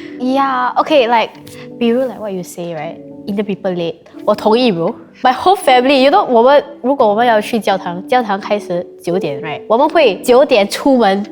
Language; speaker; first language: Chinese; non-native, local second language; English